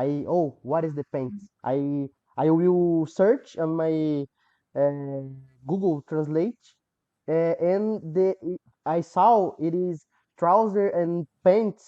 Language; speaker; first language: English; non-native, learner; Portuguese